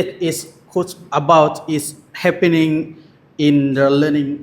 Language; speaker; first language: English; non-native, learner; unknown